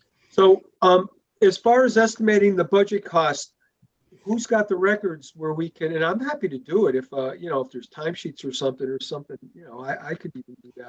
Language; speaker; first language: English; native; English